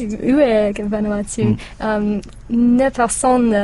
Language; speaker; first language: French; non-native, learner; English